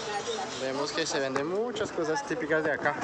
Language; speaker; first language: Spanish; non-native, fluent; French